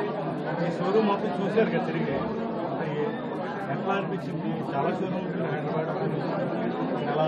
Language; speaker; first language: Telugu; native; Telugu